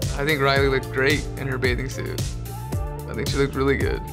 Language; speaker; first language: English; native; English